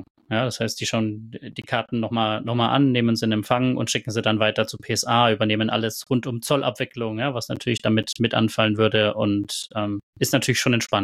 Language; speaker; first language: German; native; German